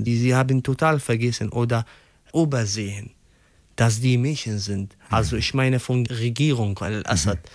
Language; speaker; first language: German; non-native, local second language; Arabic